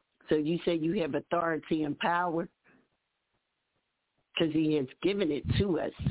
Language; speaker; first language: English; native; English